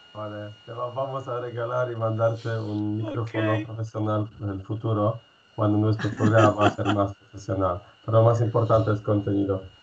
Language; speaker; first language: Spanish; non-native, fluent; Polish